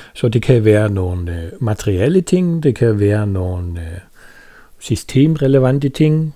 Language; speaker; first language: Danish; non-native, fluent; German